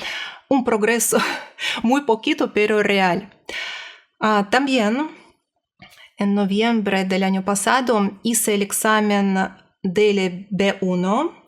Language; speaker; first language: Spanish; non-native, learner; Russian